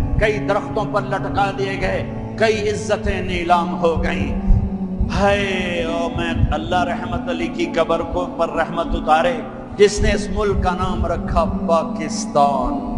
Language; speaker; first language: Urdu; non-native, local second language; Punjabi